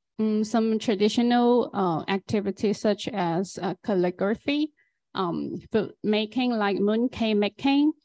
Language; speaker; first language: English; non-native, fluent; Chinese